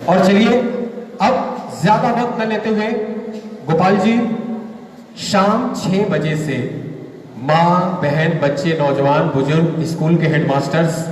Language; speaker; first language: Hindi; non-native, local second language; Bangla